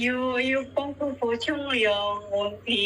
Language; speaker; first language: Cantonese; non-native, fluent; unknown